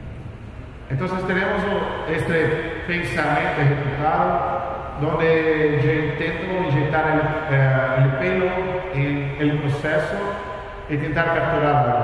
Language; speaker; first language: Spanish; non-native, fluent; Portuguese